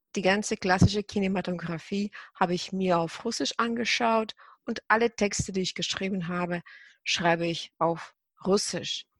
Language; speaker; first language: German; non-native, fluent; Tatar